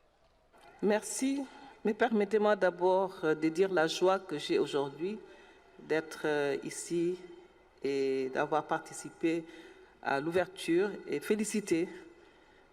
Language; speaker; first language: French; non-native, local second language; Wolof